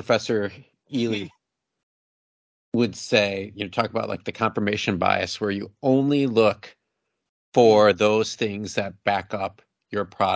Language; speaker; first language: English; native; English